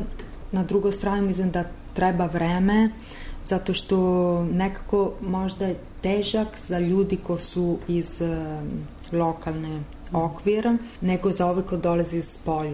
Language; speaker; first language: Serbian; non-native, learner; Italian